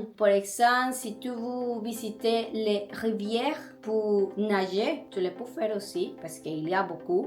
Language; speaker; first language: French; non-native, learner; Spanish